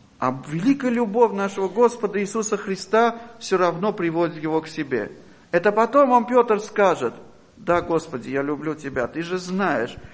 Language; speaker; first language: Russian; non-native, fluent; Armenian